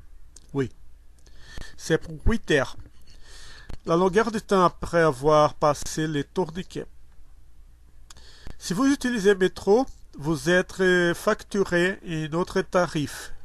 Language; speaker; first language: French; non-native, learner; Portuguese